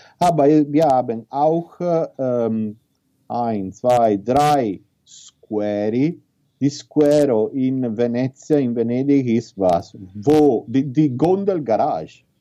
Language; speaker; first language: German; non-native, learner; Italian